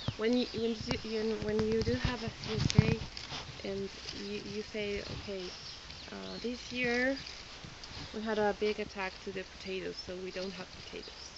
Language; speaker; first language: English; non-native, fluent; Spanish